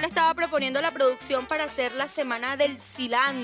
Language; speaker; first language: Spanish; native; Spanish